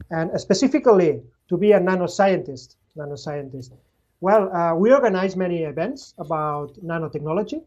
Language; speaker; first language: English; non-native, fluent; Spanish